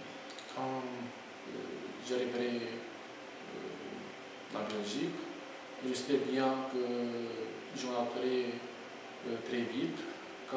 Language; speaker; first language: French; non-native, learner; Romanian